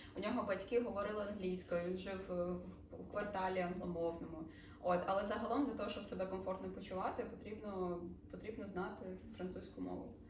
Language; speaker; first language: Ukrainian; native; Ukrainian